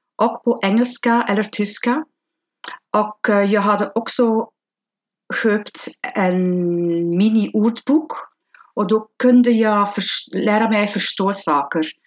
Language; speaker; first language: Swedish; non-native, learner; Dutch